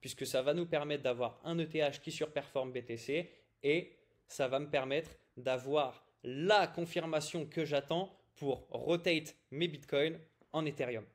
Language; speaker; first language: French; native; French